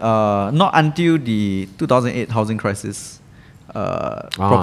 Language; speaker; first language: English; native; English